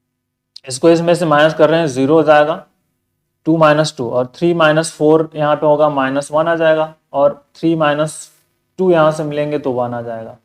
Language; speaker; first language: Hindi; native; Hindi